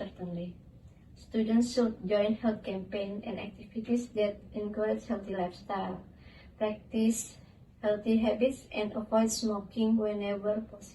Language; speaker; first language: English; non-native, learner; Indonesian